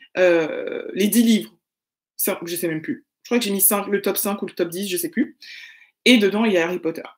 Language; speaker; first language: French; native; French